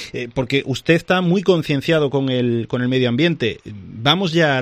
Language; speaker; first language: Spanish; native; Spanish